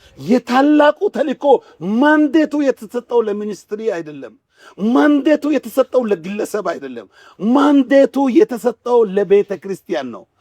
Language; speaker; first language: Amharic; non-native, local second language; Wolaytta